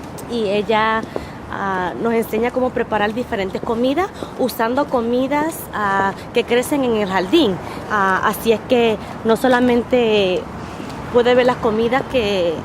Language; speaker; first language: Spanish; early bilingual, heritage; Spanish